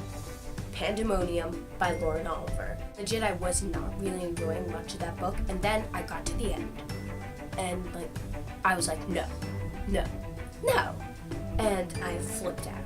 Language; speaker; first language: English; native; English